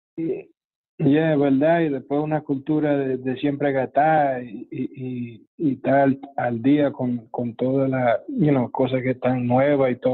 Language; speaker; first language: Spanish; early bilingual, other home language; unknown